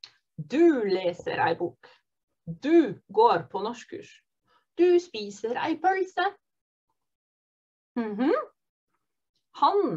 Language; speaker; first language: Norwegian; non-native, fluent; German